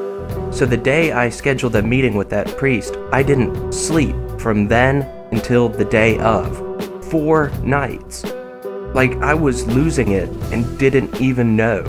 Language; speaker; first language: English; native; English